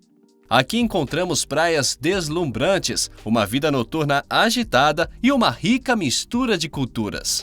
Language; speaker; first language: Portuguese; native; Portuguese